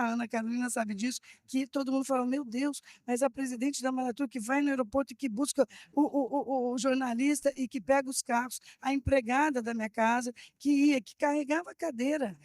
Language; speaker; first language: Portuguese; native; Portuguese